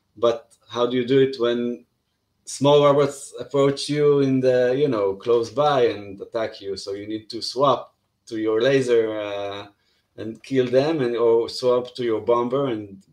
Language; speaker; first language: English; non-native, fluent; Hebrew